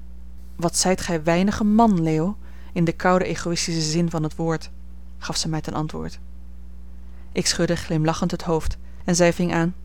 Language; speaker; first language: Dutch; native; Dutch